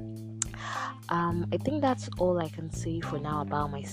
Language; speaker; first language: English; non-native, local second language; Igbo